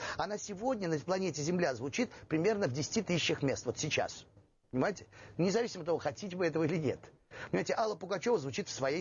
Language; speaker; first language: Russian; native; Russian